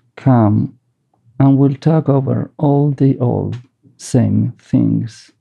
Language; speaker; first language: English; non-native, fluent; Basque